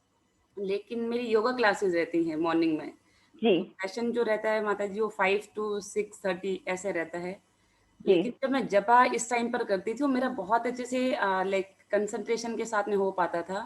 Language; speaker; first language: Hindi; native; Hindi